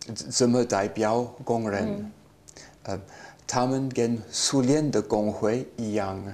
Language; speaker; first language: Chinese; non-native, learner; English